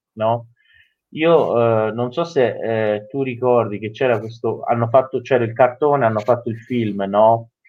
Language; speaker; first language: Italian; non-native, fluent; Persian